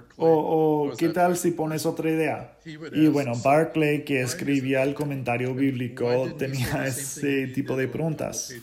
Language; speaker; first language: Spanish; non-native, fluent; English